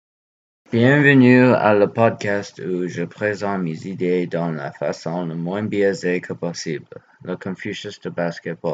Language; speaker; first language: French; non-native, learner; English